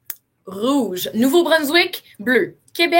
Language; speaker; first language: French; native; French